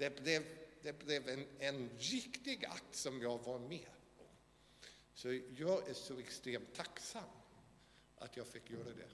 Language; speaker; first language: Swedish; non-native, fluent; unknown